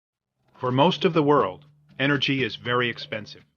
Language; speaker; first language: English; native; English